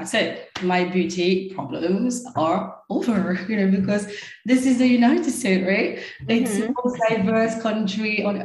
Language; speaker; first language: English; non-native, fluent; French